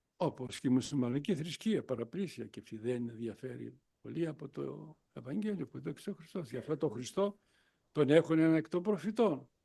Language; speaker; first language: Greek; non-native, local second language; Macedonian